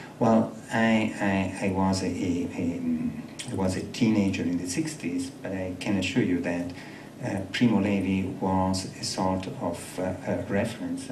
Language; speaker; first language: English; non-native, fluent; Italian